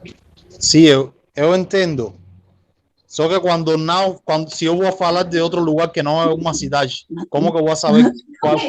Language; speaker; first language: Portuguese; non-native, learner; Spanish